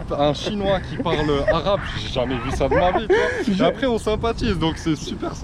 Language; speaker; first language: French; non-native, local second language; Arabic